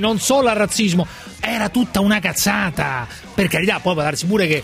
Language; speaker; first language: Italian; native; Italian